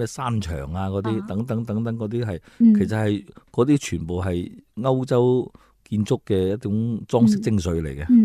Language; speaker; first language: Cantonese; native; Cantonese